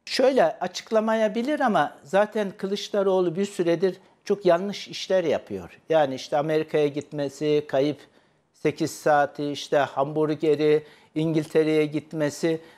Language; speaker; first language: Turkish; native; Turkish